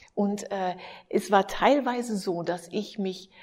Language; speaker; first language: German; native; German